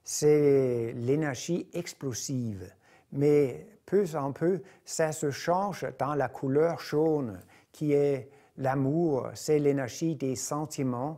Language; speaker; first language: French; non-native, fluent; Danish